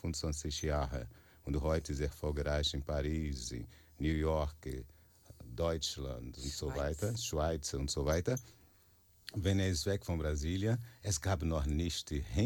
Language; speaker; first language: German; non-native, learner; Portuguese